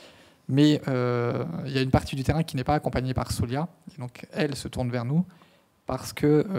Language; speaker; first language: French; native; French